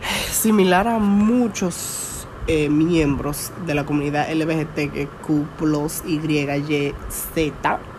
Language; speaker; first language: Spanish; early bilingual, heritage; Spanish